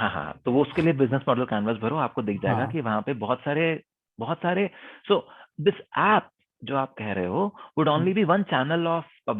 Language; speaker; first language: Hindi; native; Hindi